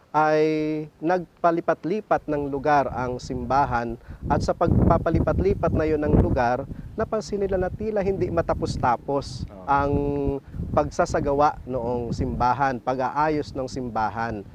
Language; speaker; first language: Filipino; native; Filipino